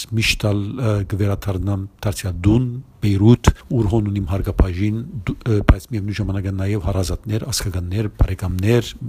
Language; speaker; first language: Armenian; early bilingual, heritage; Armenian